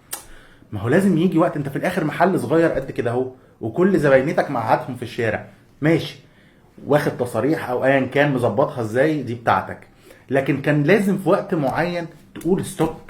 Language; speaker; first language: Arabic; native; Arabic